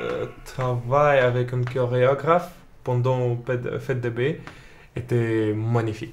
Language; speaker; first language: French; non-native, learner; Russian